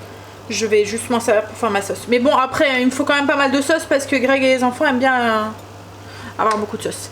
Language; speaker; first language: French; native; French